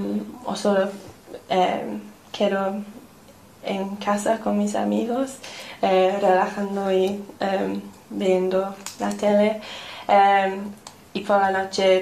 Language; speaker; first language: Spanish; non-native, learner; English